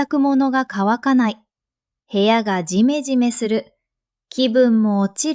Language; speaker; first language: Japanese; non-native, fluent; Vietnamese